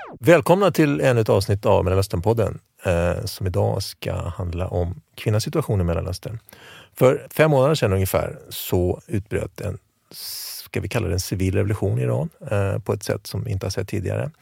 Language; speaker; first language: Swedish; native; Swedish